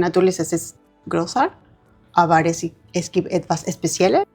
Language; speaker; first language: German; non-native, learner; Spanish